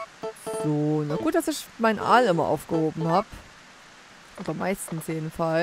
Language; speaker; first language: German; native; German